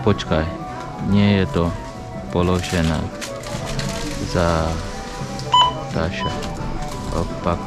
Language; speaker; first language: Slovak; non-native, learner; English